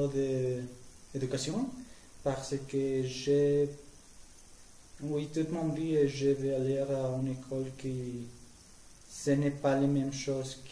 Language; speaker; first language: French; non-native, learner; Spanish